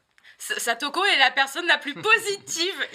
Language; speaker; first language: French; native; French